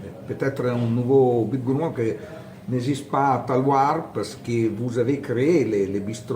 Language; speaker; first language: French; non-native, fluent; Italian